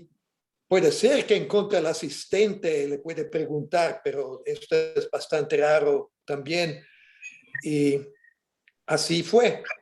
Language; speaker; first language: Spanish; non-native, fluent; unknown